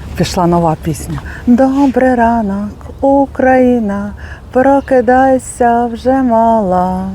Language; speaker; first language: Ukrainian; native; Ukrainian